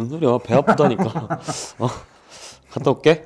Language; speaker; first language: Korean; native; Korean